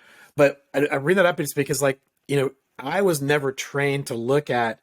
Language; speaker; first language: English; native; English